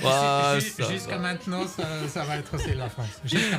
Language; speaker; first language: French; non-native, fluent; Norwegian